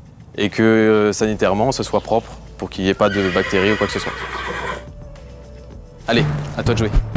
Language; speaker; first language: French; native; French